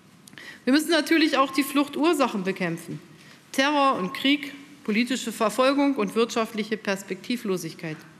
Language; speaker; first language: German; native; German